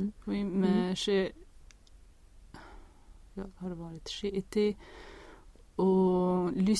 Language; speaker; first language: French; non-native, learner; Swedish